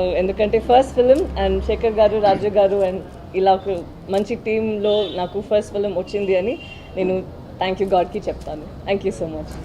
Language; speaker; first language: Telugu; non-native, learner; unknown